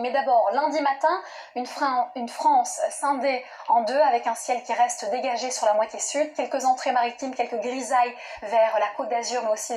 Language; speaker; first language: French; native; French